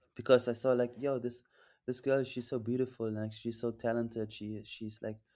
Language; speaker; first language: English; non-native, fluent; German